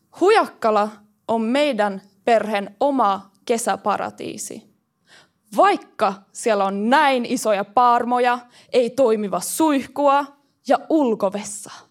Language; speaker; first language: Finnish; early bilingual, heritage; Finnish